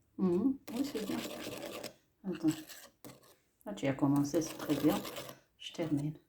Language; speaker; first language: French; non-native, local second language; Arabic